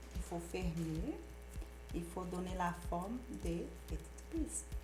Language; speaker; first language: French; non-native, learner; Portuguese